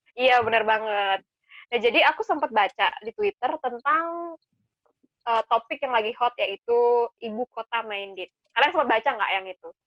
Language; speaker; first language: Indonesian; native; Indonesian